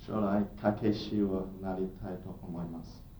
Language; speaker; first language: Japanese; non-native, learner; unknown